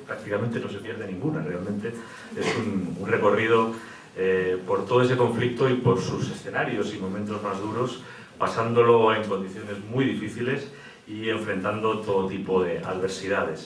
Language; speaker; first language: Spanish; native; Spanish